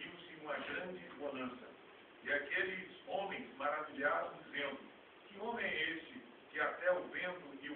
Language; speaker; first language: Portuguese; native; Portuguese